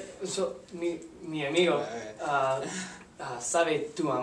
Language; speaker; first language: Spanish; non-native, learner; English